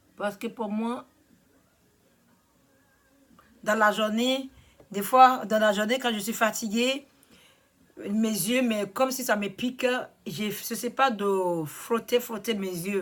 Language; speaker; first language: French; non-native, learner; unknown